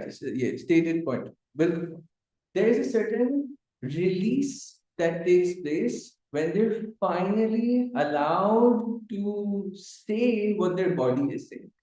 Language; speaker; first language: English; non-native, local second language; Urdu